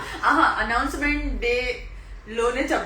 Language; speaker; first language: Telugu; non-native, learner; Gujarati